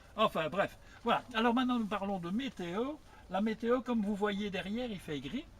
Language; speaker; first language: French; native; French